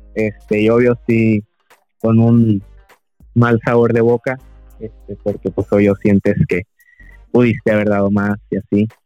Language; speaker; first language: Spanish; native; Spanish